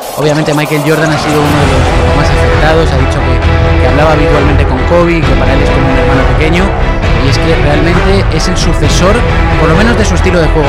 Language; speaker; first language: Spanish; native; Spanish